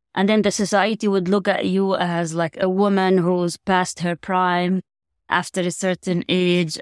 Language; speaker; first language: English; non-native, fluent; Arabic